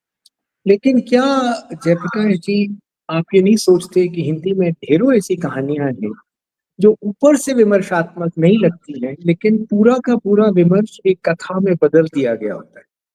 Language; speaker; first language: Hindi; native; Hindi